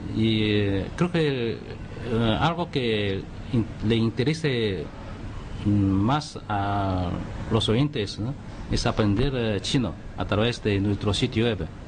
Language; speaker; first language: Spanish; non-native, fluent; Chinese